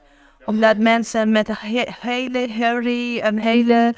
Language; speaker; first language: Dutch; non-native, learner; Persian